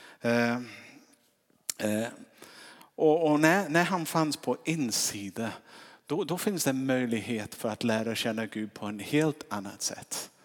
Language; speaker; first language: Swedish; non-native, fluent; English